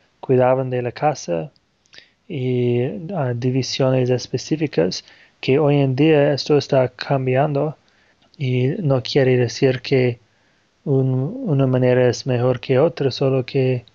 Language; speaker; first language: Spanish; non-native, fluent; Portuguese